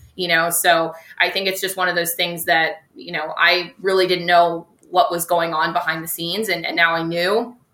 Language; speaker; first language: English; native; English